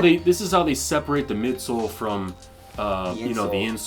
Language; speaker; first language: English; native; English